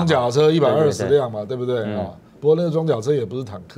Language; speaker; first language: Chinese; native; Chinese